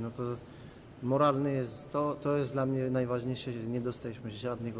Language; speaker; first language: Polish; non-native, fluent; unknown